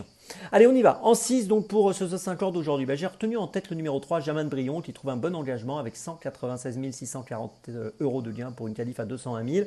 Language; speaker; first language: French; native; French